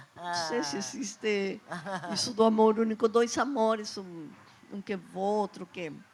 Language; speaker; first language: Portuguese; non-native, fluent; Spanish